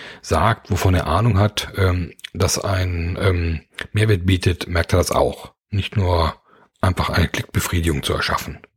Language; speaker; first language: German; native; German